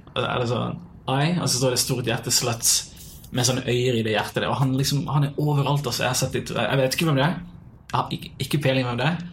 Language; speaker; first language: Norwegian; early bilingual, other home language; Bosnian